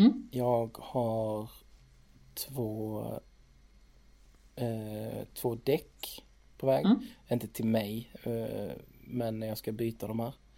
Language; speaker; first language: Swedish; native; Swedish